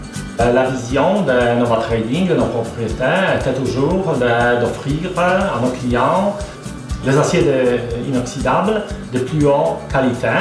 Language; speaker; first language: French; non-native, fluent; Polish